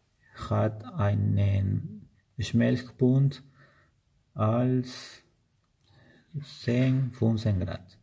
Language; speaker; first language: German; non-native, learner; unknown